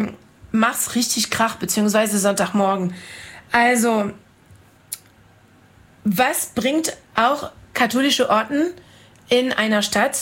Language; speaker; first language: German; non-native, fluent; French